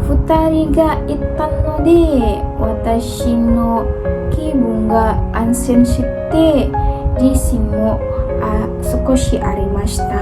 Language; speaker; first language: Japanese; non-native, learner; Indonesian